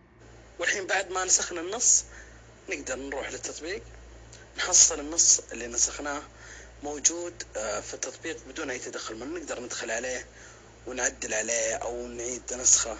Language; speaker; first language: Arabic; native; Arabic